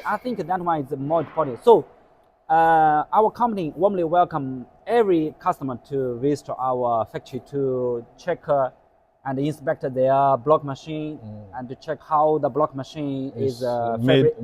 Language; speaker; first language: English; non-native, learner; Chinese